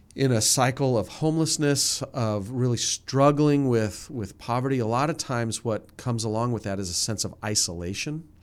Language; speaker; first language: English; native; English